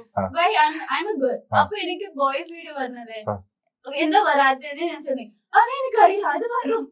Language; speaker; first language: Malayalam; non-native, learner; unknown